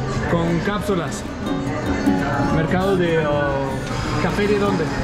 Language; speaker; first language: Spanish; non-native, fluent; Danish